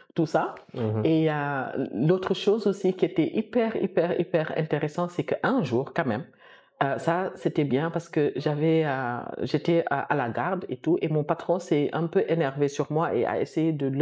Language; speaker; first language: French; non-native, local second language; Wolof